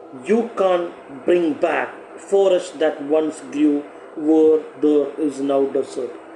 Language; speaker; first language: English; non-native, local second language; Malayalam